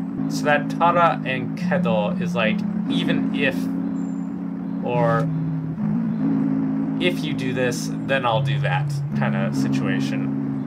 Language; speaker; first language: English; native; English